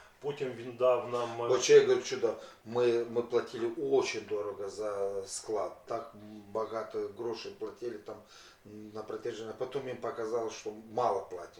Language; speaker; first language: Ukrainian; non-native, local second language; Russian